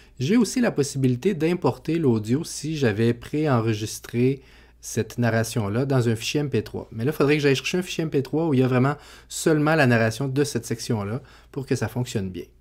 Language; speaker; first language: French; native; French